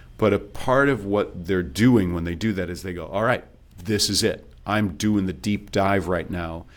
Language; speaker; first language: English; native; English